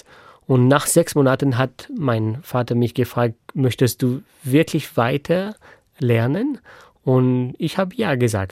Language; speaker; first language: German; non-native, fluent; French